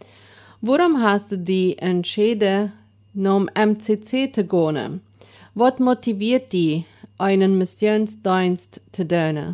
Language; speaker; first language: German; non-native, local second language; Plautdietsch